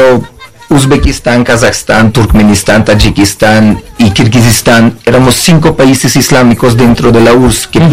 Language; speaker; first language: Spanish; non-native, fluent; Uzbek